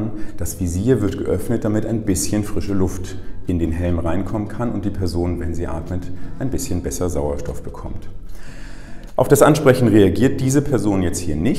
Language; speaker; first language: German; native; German